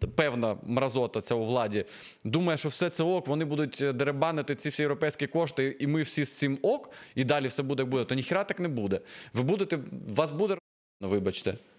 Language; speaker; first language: Ukrainian; non-native, local second language; Russian